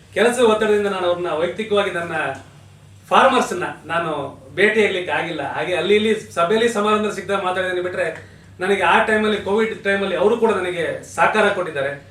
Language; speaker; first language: Kannada; native; Kannada